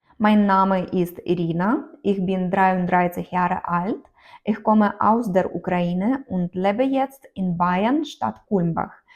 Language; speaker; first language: German; non-native, learner; Ukrainian